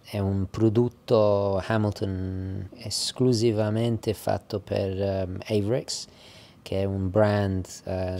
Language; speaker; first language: Italian; early bilingual, heritage; English